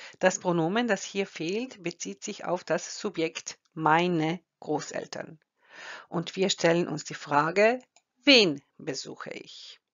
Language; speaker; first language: German; non-native, fluent; Croatian